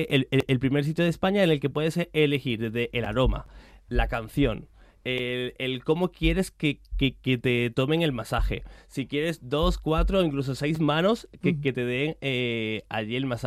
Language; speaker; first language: Spanish; native; Spanish